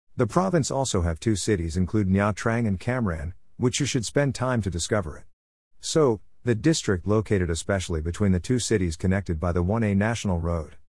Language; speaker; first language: English; non-native, fluent; Vietnamese